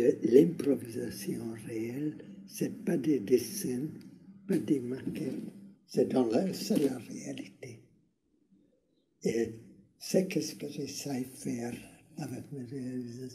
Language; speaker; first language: French; non-native, learner; Hungarian